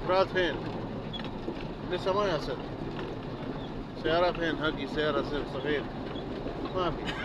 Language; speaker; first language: Arabic; non-native, fluent; Urdu